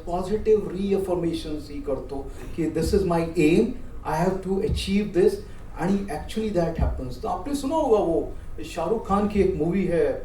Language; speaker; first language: Hindi; non-native, local second language; Marathi